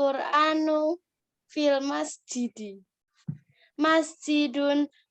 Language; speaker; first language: Arabic; non-native, learner; Indonesian